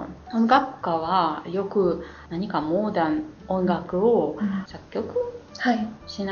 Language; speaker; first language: Japanese; non-native, fluent; Ukrainian